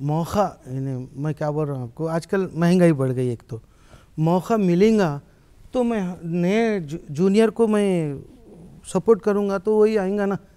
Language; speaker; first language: Hindi; native; Hindi